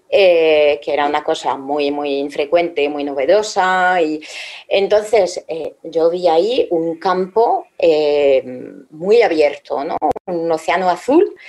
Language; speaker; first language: Spanish; non-native, fluent; French